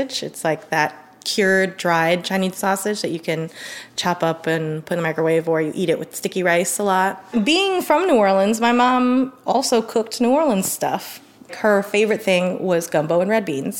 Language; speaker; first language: English; native; English